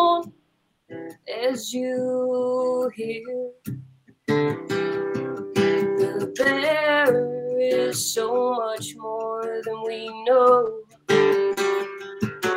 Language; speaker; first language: English; native; English